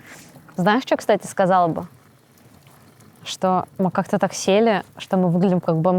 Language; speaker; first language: Russian; native; Russian